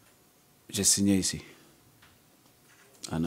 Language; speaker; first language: French; non-native, learner; English